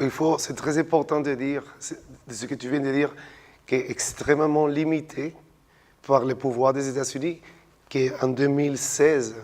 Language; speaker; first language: French; non-native, fluent; Spanish